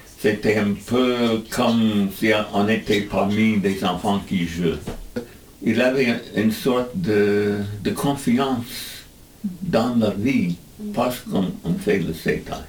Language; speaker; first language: French; non-native, fluent; English